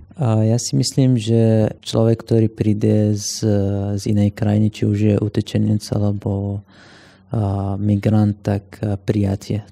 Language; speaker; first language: Slovak; non-native, fluent; Assyrian Neo-Aramaic